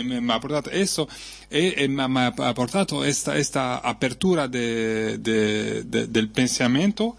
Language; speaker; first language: Italian; non-native, fluent; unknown